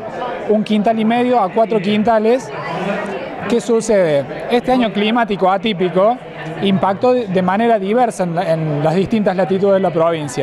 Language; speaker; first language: Spanish; native; Spanish